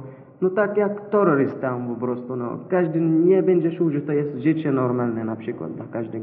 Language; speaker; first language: Polish; non-native, learner; Arabic